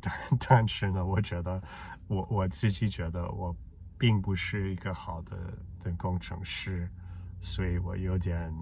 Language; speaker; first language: Chinese; non-native, fluent; English